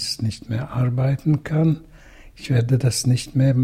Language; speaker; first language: German; non-native, fluent; Hungarian